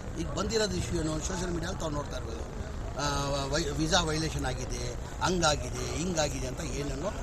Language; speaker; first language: Kannada; non-native, local second language; Urdu